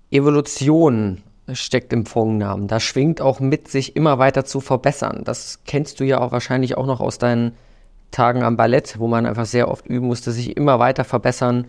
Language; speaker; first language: German; native; German